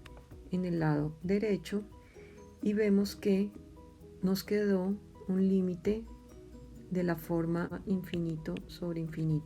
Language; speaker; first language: Spanish; native; Spanish